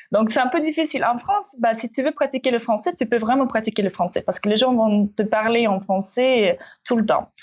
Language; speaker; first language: French; non-native, fluent; Russian